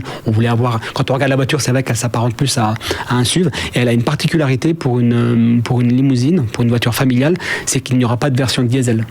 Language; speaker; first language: French; native; French